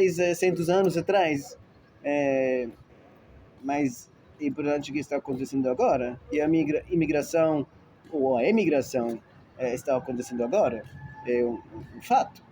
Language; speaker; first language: Portuguese; non-native, fluent; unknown